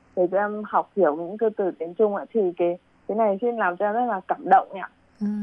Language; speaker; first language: Vietnamese; native; Vietnamese